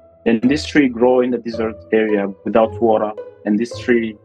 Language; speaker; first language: English; non-native, learner; Rundi